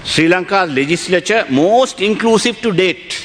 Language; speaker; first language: English; non-native, local second language; Sinhala